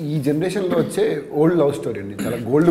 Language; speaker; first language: Telugu; native; Telugu